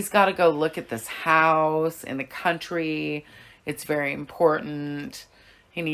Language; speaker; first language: English; native; English